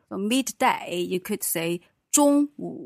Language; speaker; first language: English; non-native, fluent; Chinese